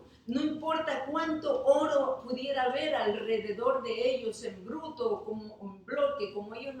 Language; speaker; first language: Spanish; native; Spanish